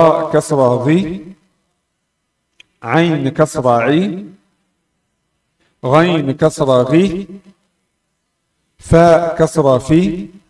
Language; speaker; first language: Arabic; non-native, fluent; Indonesian